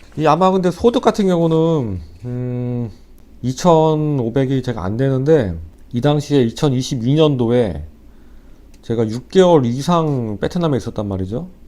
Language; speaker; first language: Korean; native; Korean